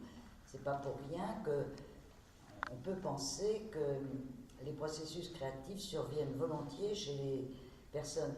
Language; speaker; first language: French; native; French